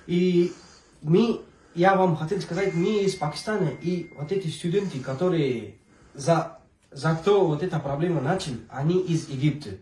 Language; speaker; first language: Russian; non-native, learner; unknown